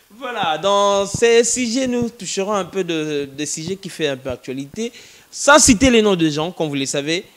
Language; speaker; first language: French; non-native, local second language; Lingala